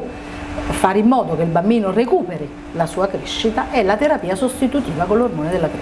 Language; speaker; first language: Italian; native; Italian